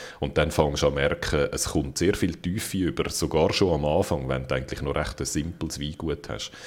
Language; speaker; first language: German; native; German